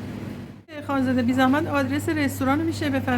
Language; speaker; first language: Persian; native; Persian